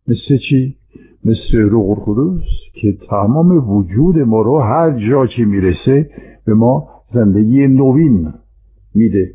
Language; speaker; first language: Persian; non-native, fluent; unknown